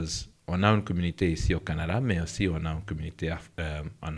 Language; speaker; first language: French; non-native, learner; English